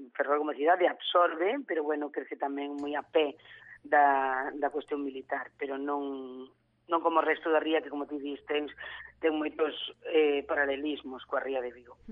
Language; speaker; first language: Galician; native; Galician